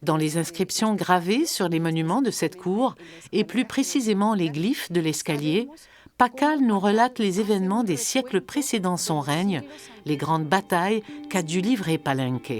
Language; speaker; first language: French; native; French